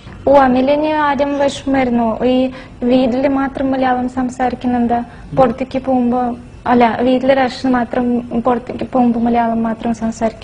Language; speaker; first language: Malayalam; non-native, fluent; Russian